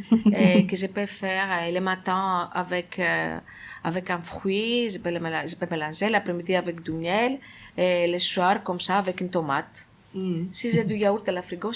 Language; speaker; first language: French; non-native, fluent; Greek